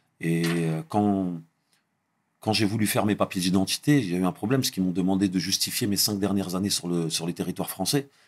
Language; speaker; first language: French; early bilingual, other home language; Arabic